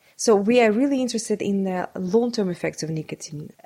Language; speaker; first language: English; non-native, fluent; Russian